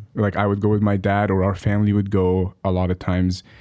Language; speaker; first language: English; early bilingual, other home language; Arabic